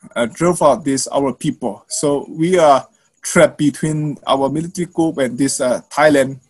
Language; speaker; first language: English; non-native, learner; Burmese